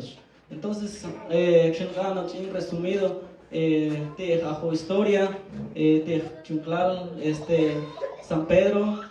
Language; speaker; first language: Spanish; non-native, local second language; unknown